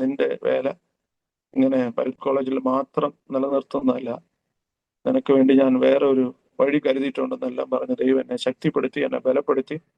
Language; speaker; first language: Malayalam; early bilingual, heritage; Malayalam